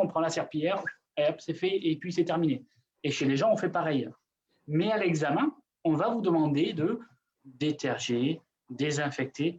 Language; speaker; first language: French; native; French